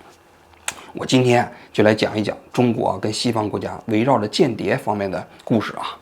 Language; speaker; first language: Chinese; native; Chinese